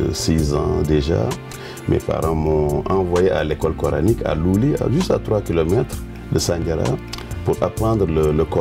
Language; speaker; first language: French; non-native, local second language; Wolof